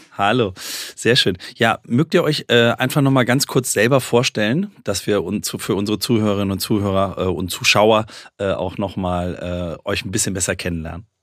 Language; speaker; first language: German; native; German